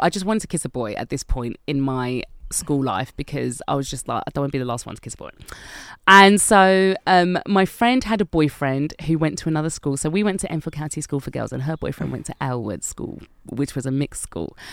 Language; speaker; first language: English; native; English